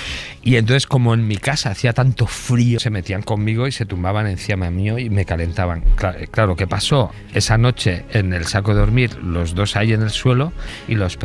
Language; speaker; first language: Spanish; native; Spanish